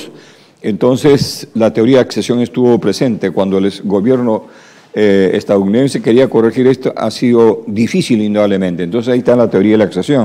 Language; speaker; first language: Spanish; native; Spanish